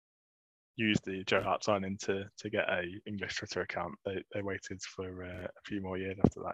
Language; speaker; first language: English; native; English